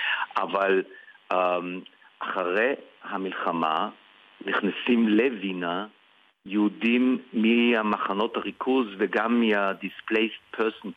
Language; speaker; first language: Hebrew; early bilingual, heritage; Hebrew